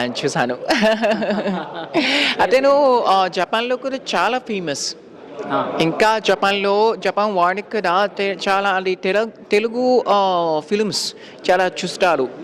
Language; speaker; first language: Telugu; non-native, learner; Japanese